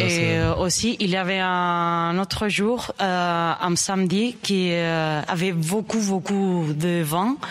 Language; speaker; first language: French; non-native, learner; Spanish